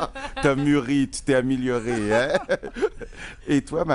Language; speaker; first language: French; native; French